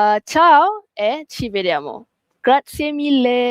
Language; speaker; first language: Italian; non-native, fluent; Malay